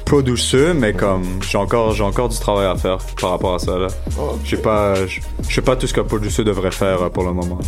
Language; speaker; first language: French; non-native, local second language; Arabic